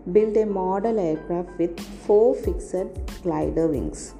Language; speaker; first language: English; non-native, local second language; Malayalam